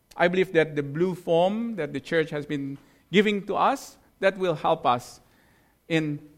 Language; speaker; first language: English; non-native, fluent; Indonesian